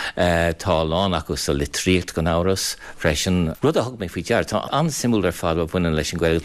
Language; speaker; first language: Irish; non-native, fluent; English